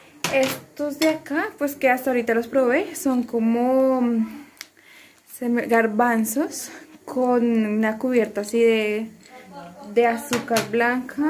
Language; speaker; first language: Spanish; native; Spanish